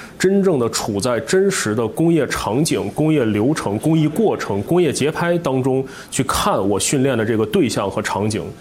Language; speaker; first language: Chinese; native; Chinese